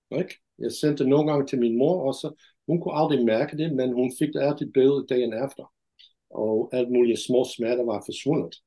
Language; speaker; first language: Danish; non-native, fluent; Dutch